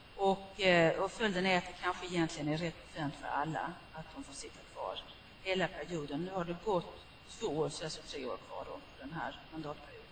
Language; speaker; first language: Swedish; native; Swedish